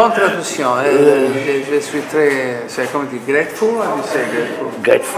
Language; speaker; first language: French; non-native, fluent; Italian